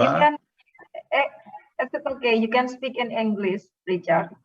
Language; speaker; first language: English; non-native, fluent; Indonesian